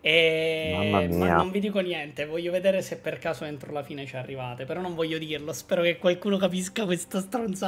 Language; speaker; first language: Italian; native; Italian